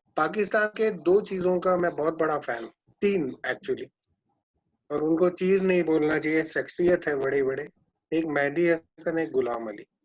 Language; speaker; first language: Hindi; non-native, local second language; Marathi